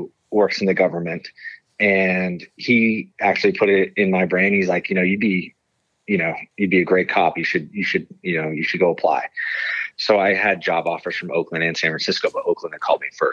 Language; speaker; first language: English; native; English